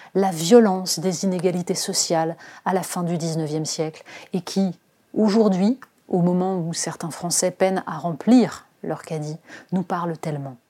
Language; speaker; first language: French; native; French